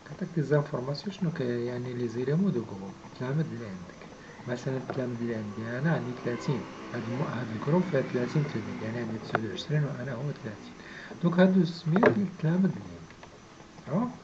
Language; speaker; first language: Arabic; native; Arabic